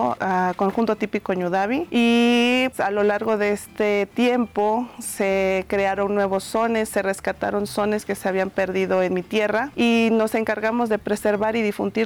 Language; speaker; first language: Spanish; native; Spanish